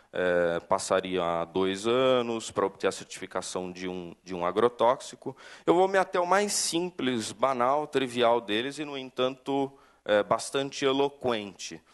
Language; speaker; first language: Portuguese; native; Portuguese